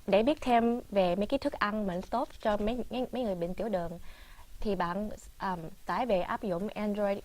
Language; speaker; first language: Vietnamese; early bilingual, other home language; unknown